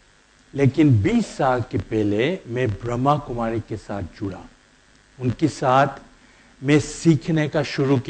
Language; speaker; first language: Hindi; non-native, learner; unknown